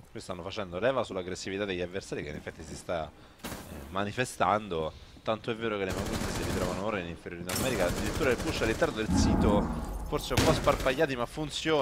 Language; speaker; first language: Italian; native; Italian